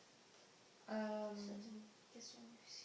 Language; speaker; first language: French; non-native, learner; English